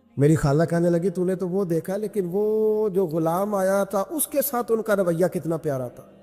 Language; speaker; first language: Urdu; non-native, local second language; Punjabi